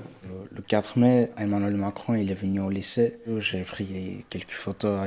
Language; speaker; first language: French; non-native, learner; Armenian